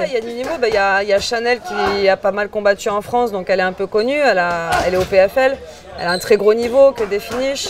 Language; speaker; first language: French; native; French